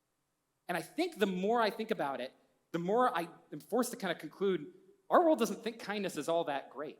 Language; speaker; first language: English; native; English